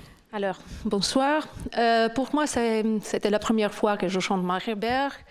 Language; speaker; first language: French; non-native, fluent; Albanian